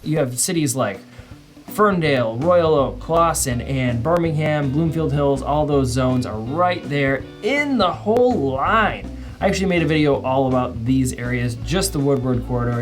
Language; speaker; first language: English; native; English